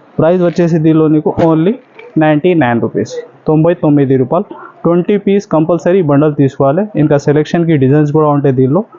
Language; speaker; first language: Telugu; non-native, local second language; Urdu